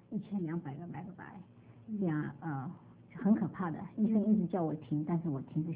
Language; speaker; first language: Chinese; native; Chinese